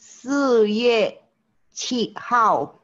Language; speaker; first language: Chinese; non-native, learner; Indonesian